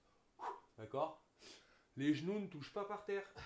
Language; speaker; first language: French; native; French